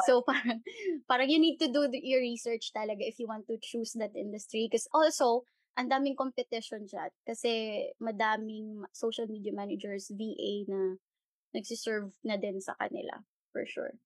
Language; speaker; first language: Filipino; non-native, local second language; Hiligaynon